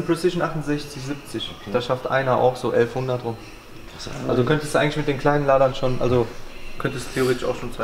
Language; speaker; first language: German; native; German